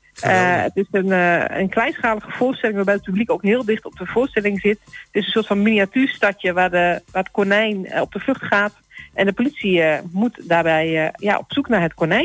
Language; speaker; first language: Dutch; native; Dutch